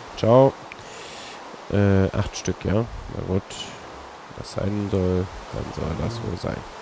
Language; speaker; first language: German; native; German